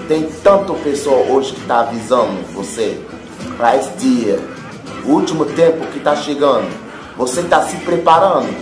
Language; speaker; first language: Portuguese; non-native, learner; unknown